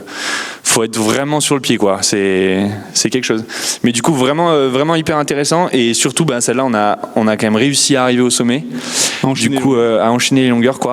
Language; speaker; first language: French; native; French